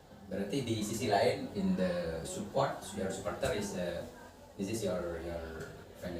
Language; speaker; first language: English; non-native, learner; Indonesian